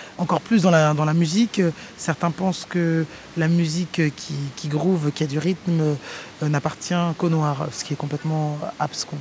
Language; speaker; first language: French; native; French